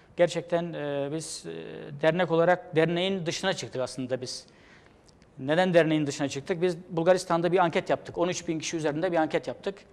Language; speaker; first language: Turkish; native; Turkish